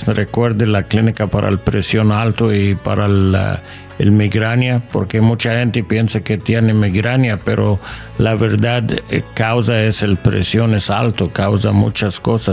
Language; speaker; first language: Spanish; non-native, fluent; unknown